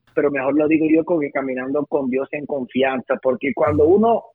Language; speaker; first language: Spanish; early bilingual, heritage; Spanish